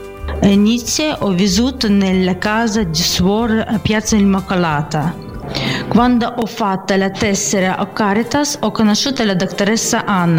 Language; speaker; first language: Italian; non-native, fluent; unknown